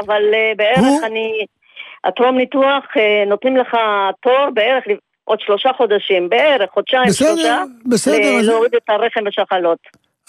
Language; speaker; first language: Hebrew; non-native, fluent; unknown